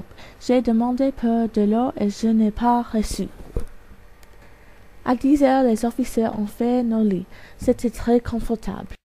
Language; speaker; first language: French; non-native, learner; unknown